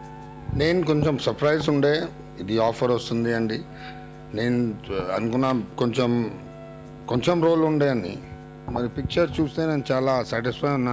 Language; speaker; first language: Telugu; non-native, local second language; Urdu